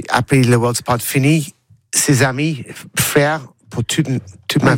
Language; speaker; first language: French; non-native, learner; English